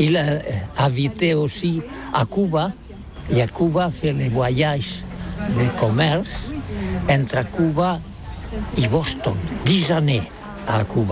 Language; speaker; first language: French; non-native, learner; Catalan